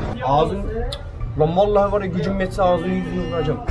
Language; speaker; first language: Turkish; native; Turkish